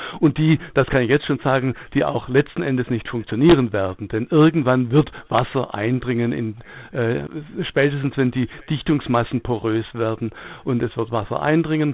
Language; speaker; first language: German; native; German